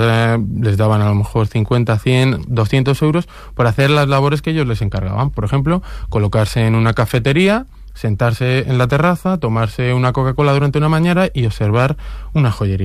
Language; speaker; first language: Spanish; native; Spanish